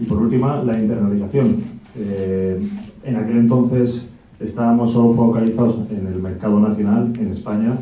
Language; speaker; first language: Spanish; native; Spanish